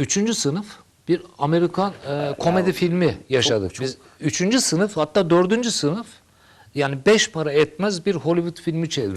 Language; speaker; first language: Turkish; native; Turkish